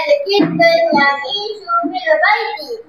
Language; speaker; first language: Arabic; non-native, learner; Malay